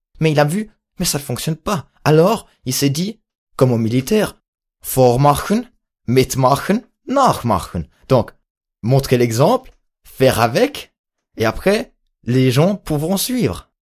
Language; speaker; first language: French; native; French